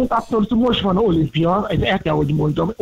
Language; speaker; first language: Hungarian; non-native, learner; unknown